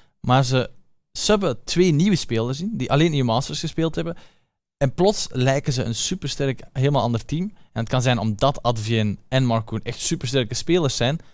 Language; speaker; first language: Dutch; native; Dutch